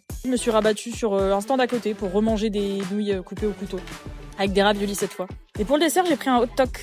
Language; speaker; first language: French; native; French